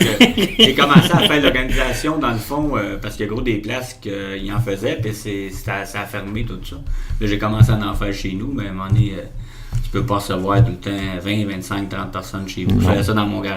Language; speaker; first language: French; native; French